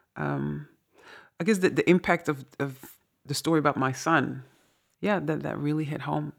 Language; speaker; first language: English; non-native, fluent; Dutch